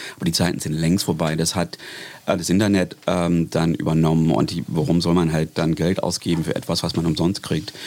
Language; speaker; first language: German; non-native, fluent; English